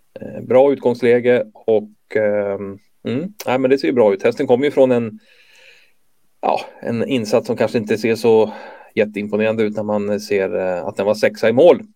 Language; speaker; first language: Swedish; native; Swedish